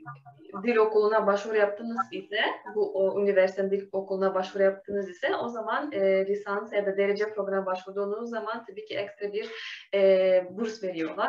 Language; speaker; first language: Turkish; non-native, fluent; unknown